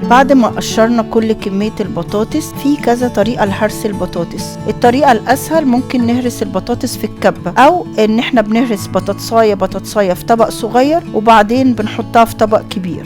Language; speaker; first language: Arabic; native; Arabic